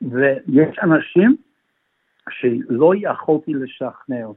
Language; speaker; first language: Hebrew; non-native, fluent; English